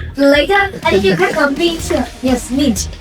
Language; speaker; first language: English; non-native, fluent; Vietnamese